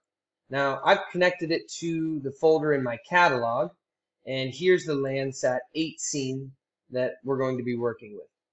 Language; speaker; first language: English; native; English